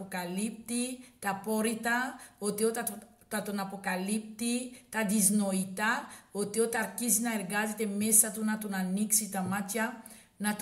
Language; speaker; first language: Greek; non-native, learner; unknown